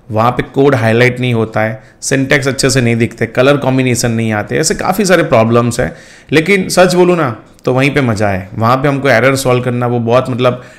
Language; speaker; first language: Hindi; non-native, local second language; Gujarati